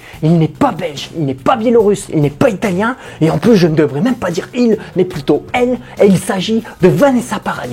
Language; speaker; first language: French; native; French